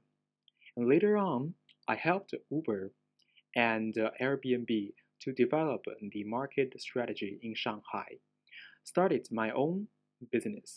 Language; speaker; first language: English; non-native, fluent; Chinese